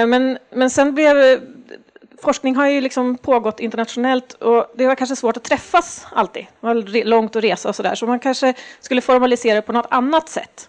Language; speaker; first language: Swedish; native; Swedish